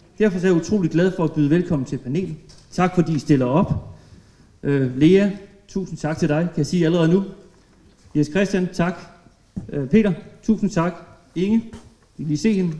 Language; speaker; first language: Danish; native; Danish